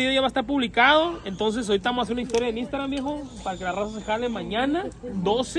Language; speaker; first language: Spanish; native; Spanish